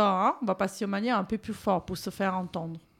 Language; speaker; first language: French; native; French